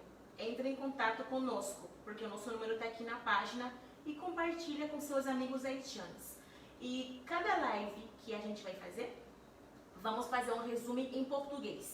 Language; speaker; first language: Portuguese; non-native, fluent; Haitian Creole